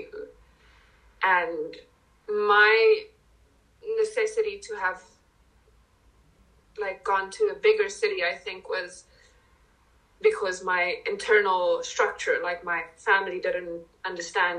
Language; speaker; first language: English; non-native, local second language; Afrikaans